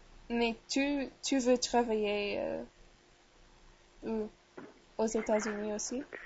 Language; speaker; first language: French; non-native, learner; English